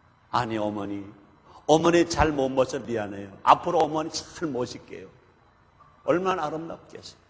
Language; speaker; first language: Korean; native; Korean